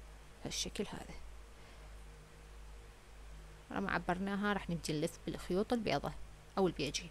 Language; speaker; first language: Arabic; native; Arabic